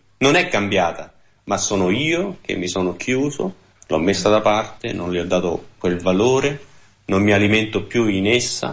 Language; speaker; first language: Italian; native; Italian